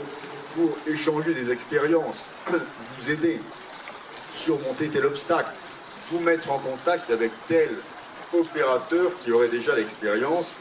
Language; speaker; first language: French; native; French